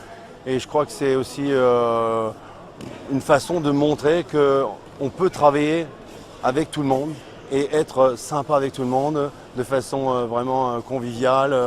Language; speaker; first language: French; native; French